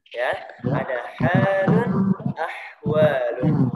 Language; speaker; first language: Arabic; non-native, fluent; Indonesian